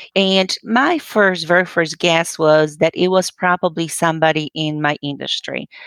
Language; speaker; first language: English; non-native, fluent; Polish